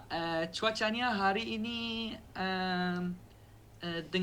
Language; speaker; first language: Indonesian; non-native, learner; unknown